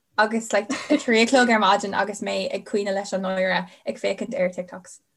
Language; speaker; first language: Irish; non-native, local second language; English